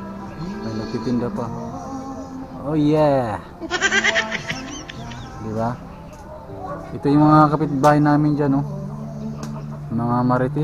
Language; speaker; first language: Filipino; non-native, local second language; Cebuano